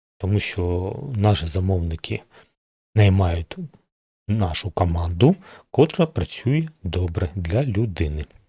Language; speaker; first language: Ukrainian; non-native, local second language; Russian